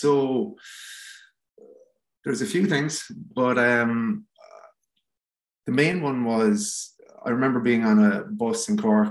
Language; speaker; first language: English; native; English